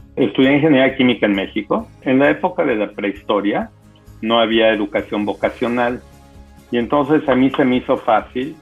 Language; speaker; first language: Spanish; native; Spanish